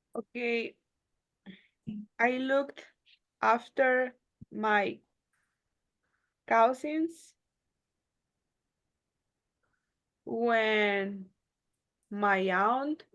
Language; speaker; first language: English; non-native, learner; Spanish